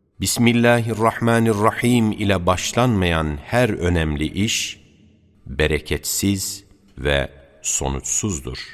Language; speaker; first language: Turkish; native; Turkish